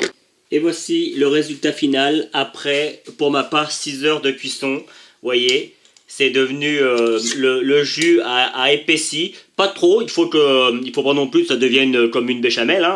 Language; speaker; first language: French; native; French